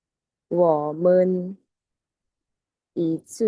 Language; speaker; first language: Chinese; non-native, learner; Lao